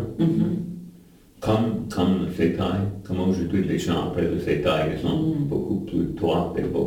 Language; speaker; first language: French; non-native, learner; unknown